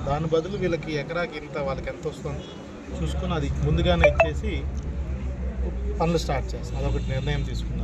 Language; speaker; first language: Telugu; native; Telugu